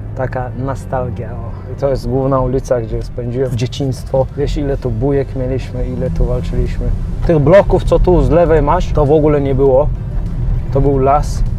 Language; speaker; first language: Polish; non-native, fluent; Chechen